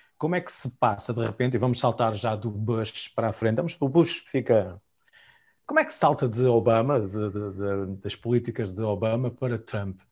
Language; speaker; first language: Portuguese; native; Portuguese